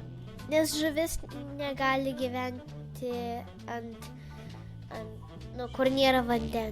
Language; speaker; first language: Lithuanian; early bilingual, heritage; Lithuanian